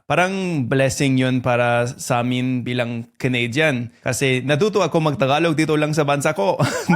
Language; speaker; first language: Filipino; non-native, fluent; English